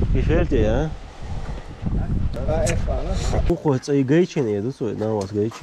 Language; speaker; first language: German; non-native, learner; Russian